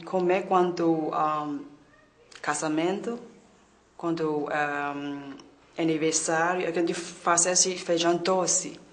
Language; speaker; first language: Portuguese; non-native, learner; Khmer